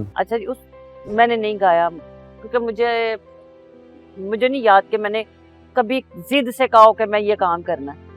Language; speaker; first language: Urdu; non-native, local second language; Punjabi